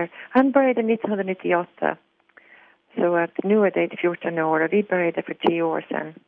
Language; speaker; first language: Swedish; non-native, fluent; English